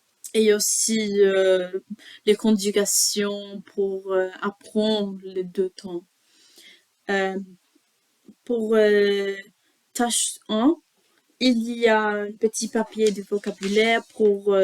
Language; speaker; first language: French; non-native, learner; English